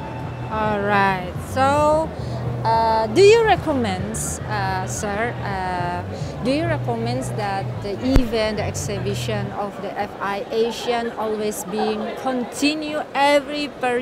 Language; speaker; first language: English; non-native, learner; Indonesian